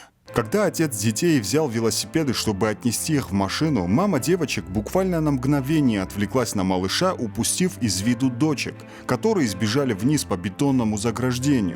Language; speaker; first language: Russian; native; Russian